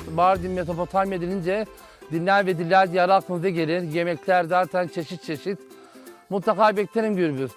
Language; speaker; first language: Turkish; native; Turkish